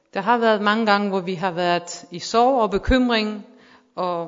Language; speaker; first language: Danish; non-native, fluent; Persian